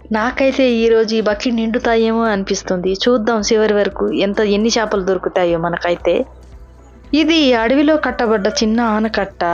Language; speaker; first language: Telugu; non-native, local second language; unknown